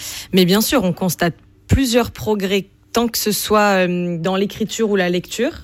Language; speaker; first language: French; native; French